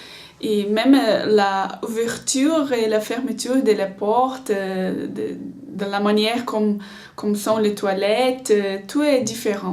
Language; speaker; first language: French; non-native, learner; Portuguese